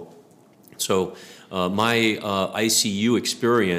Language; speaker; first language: English; native; English